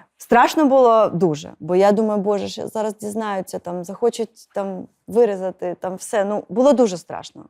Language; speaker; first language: Ukrainian; non-native, local second language; Russian